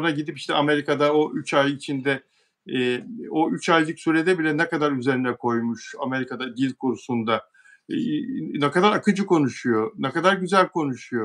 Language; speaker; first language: Turkish; native; Turkish